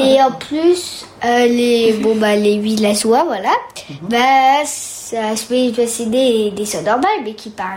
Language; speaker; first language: French; early bilingual, heritage; French